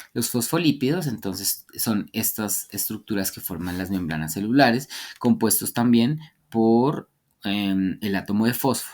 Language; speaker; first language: Spanish; native; Spanish